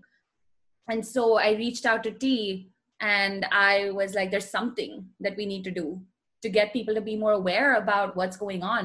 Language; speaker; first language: English; non-native, local second language; Hindi